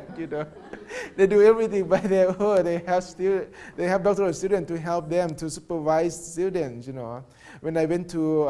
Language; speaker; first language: English; non-native, learner; Thai